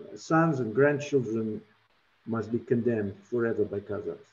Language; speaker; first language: English; non-native, fluent; Russian